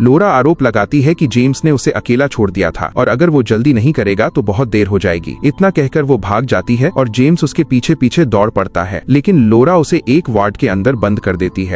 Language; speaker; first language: Hindi; native; Hindi